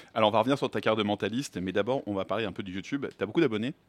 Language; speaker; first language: French; native; French